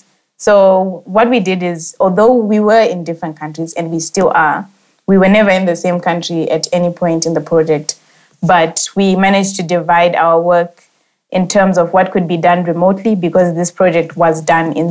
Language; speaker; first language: English; non-native, local second language; Shona